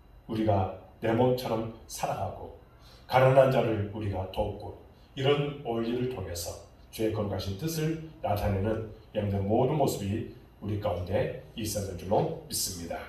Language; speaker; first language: Korean; native; Korean